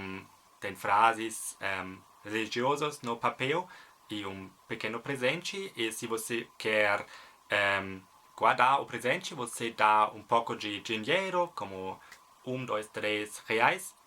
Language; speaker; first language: Portuguese; non-native, fluent; German